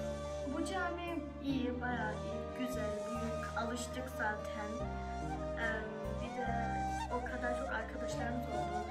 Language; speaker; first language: Turkish; early bilingual, heritage; Turkish